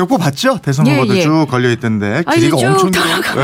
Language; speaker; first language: Korean; native; Korean